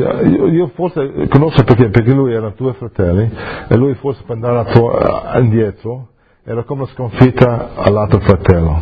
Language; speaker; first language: Italian; early bilingual, heritage; English